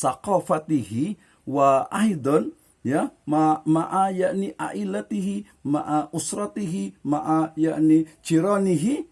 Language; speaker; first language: Arabic; non-native, fluent; Indonesian